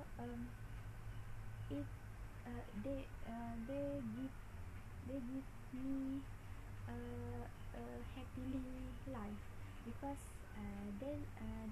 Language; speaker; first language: English; non-native, local second language; Malay